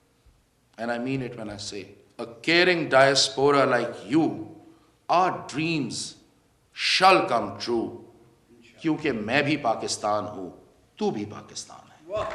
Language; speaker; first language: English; non-native, local second language; Urdu